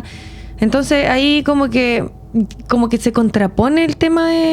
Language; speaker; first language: Spanish; native; Spanish